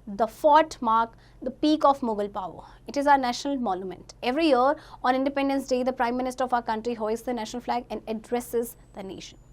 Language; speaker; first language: English; non-native, local second language; Hindi